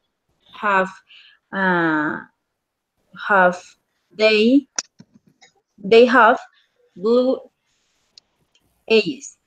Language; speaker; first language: English; non-native, learner; Spanish